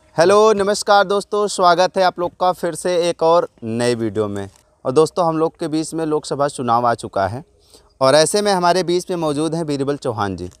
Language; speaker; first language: Hindi; native; Hindi